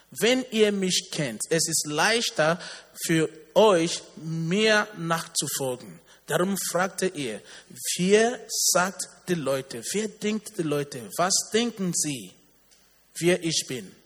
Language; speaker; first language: German; non-native, learner; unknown